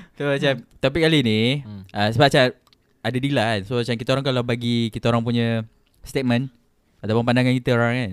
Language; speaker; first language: Malay; native; Malay